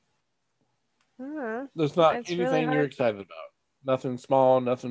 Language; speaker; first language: English; native; English